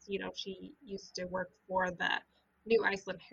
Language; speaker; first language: English; native; English